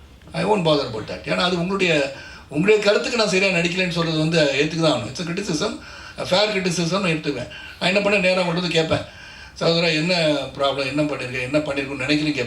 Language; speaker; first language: Tamil; native; Tamil